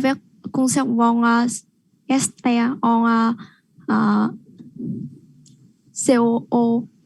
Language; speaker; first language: French; non-native, learner; Vietnamese